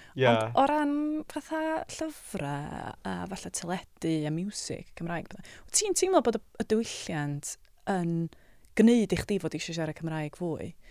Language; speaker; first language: Welsh; native; Welsh